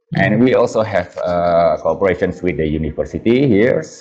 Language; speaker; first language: English; non-native, fluent; Indonesian